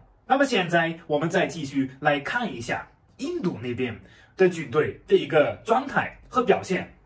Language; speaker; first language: Chinese; non-native, fluent; German